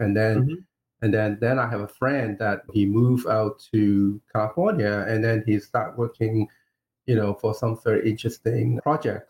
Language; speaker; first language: English; non-native, local second language; Cantonese